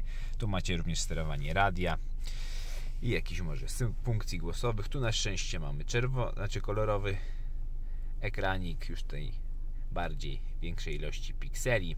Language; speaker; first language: Polish; native; Polish